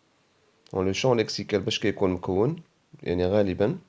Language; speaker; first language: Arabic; native; Arabic